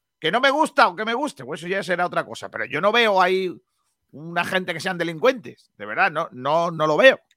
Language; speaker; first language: Spanish; native; Spanish